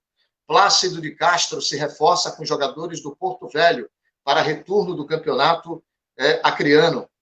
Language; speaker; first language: Portuguese; native; Portuguese